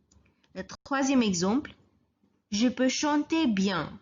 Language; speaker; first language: French; non-native, fluent; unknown